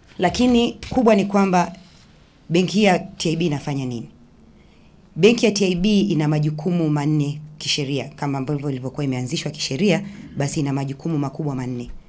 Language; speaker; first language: Swahili; native; Swahili